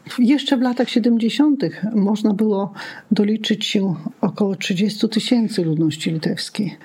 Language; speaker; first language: Polish; non-native, local second language; Lithuanian